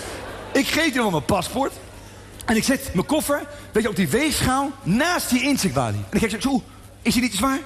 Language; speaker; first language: Dutch; native; Dutch